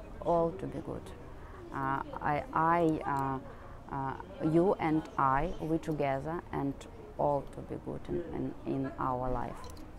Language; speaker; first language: English; non-native, learner; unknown